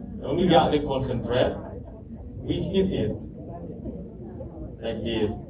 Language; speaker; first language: English; non-native, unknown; Indonesian